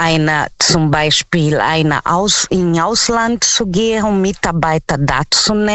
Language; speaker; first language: German; non-native, learner; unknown